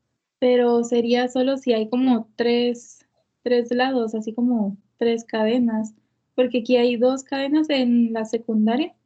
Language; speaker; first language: Spanish; native; Spanish